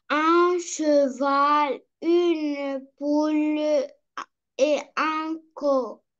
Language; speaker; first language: French; non-native, learner; Arabic